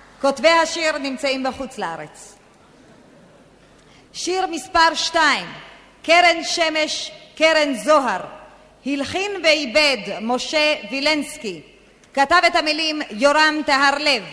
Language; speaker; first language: Hebrew; native; Hebrew